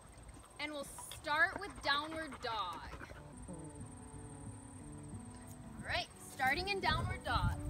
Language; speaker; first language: English; native; English